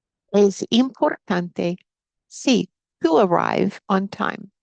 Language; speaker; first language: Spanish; non-native, fluent; English